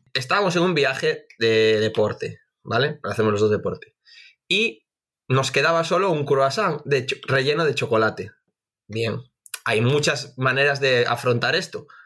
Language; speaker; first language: Spanish; native; Spanish